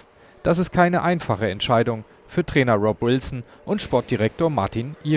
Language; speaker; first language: German; native; German